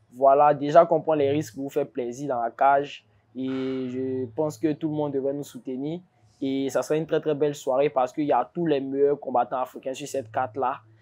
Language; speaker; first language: French; native; French